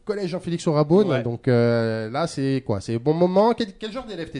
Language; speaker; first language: French; native; French